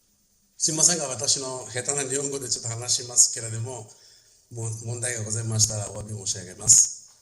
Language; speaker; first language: Japanese; non-native, fluent; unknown